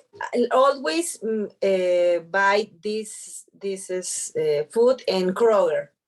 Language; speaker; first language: English; non-native, learner; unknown